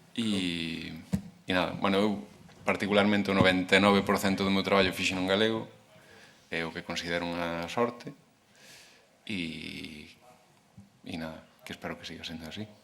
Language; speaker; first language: Galician; native; Galician